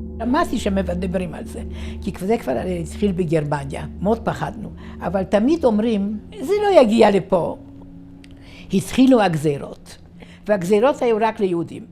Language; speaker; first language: Hebrew; non-native, fluent; Yiddish